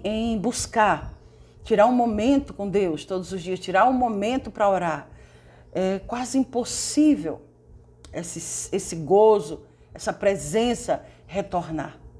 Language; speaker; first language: Portuguese; native; Portuguese